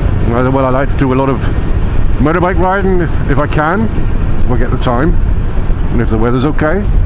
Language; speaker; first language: English; native; English